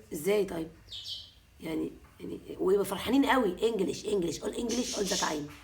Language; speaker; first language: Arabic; native; Arabic